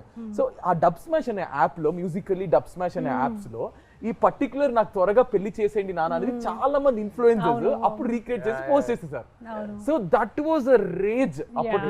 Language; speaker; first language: Telugu; native; Telugu